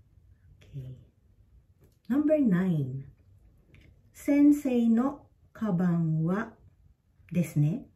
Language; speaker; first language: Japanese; non-native, fluent; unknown